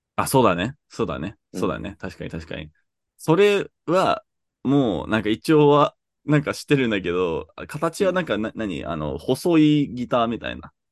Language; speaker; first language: Japanese; non-native, fluent; English